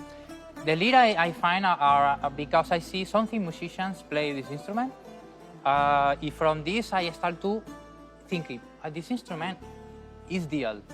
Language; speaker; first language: English; non-native, learner; Spanish